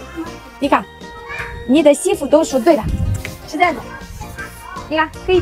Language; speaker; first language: Chinese; non-native, learner; Ukrainian